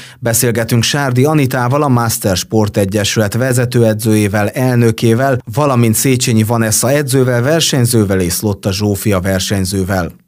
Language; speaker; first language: Hungarian; native; Hungarian